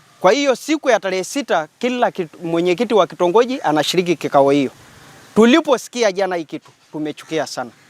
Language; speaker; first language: Swahili; non-native, local second language; Masai